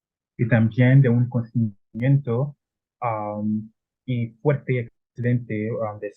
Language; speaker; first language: Spanish; non-native, learner; Italian